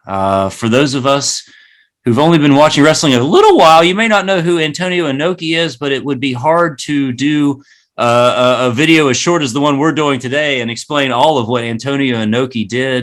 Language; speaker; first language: English; native; English